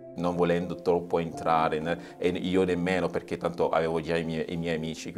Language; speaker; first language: Italian; non-native, fluent; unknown